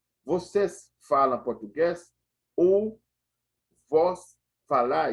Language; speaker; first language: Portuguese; non-native, fluent; Haitian Creole